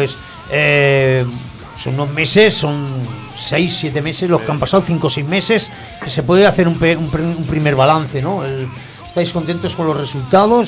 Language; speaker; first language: Spanish; native; Spanish